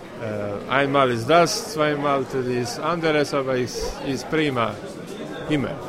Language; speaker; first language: German; non-native, learner; Croatian